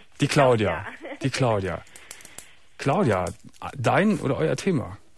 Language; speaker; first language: German; native; German